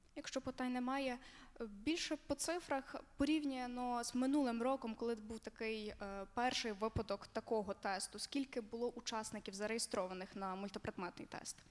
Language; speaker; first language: Ukrainian; native; Ukrainian